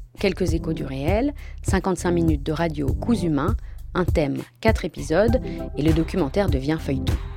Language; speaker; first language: French; native; French